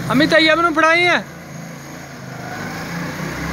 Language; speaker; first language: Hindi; non-native, local second language; Punjabi